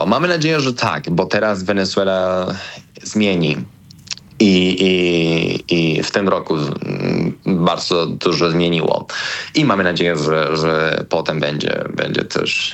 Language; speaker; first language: Polish; non-native, learner; Spanish